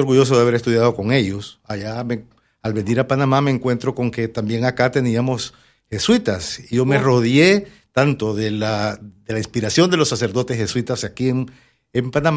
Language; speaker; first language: Spanish; native; Spanish